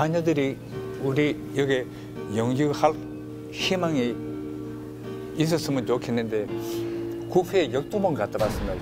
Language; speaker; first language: Korean; early bilingual, heritage; Korean